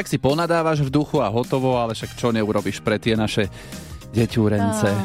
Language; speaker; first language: Slovak; native; Slovak